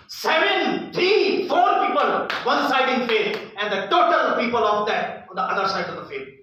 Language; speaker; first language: English; non-native, local second language; Hindi